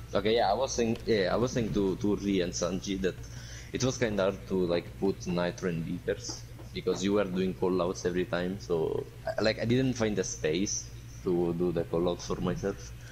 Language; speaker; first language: English; non-native, fluent; Italian